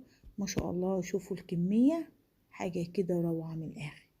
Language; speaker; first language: Arabic; native; Arabic